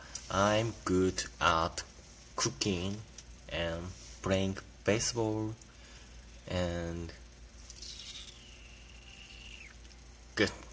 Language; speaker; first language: English; non-native, learner; Japanese